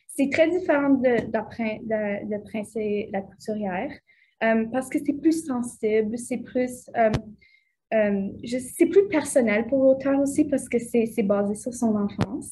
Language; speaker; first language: French; native; French